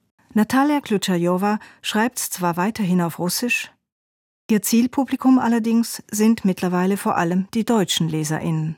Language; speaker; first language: German; native; German